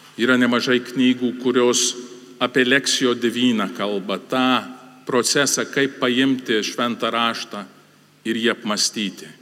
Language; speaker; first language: Lithuanian; native; Lithuanian